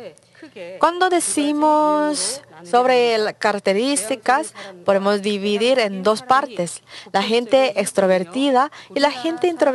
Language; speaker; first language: Spanish; non-native, learner; Korean